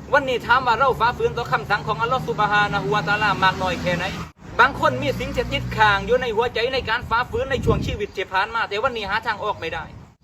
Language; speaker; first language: Thai; non-native, local second language; Malay